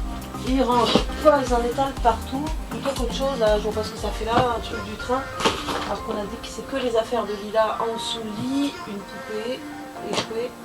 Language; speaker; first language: French; native; French